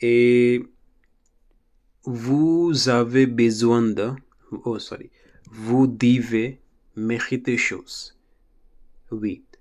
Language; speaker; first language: French; non-native, learner; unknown